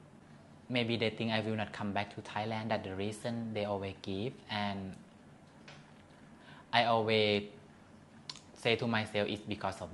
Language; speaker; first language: English; non-native, learner; Thai